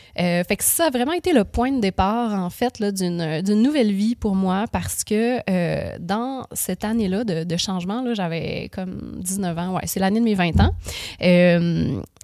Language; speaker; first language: French; native; French